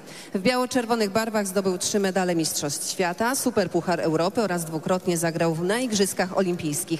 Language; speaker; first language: Polish; native; Polish